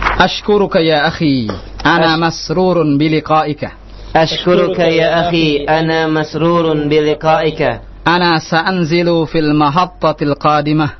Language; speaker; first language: Arabic; non-native, fluent; Indonesian